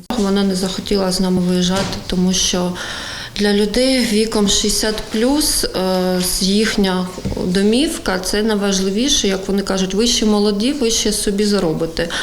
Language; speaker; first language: Ukrainian; non-native, local second language; Russian